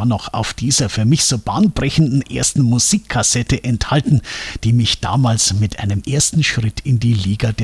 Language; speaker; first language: German; native; German